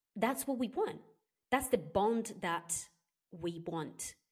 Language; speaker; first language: English; non-native, fluent; Italian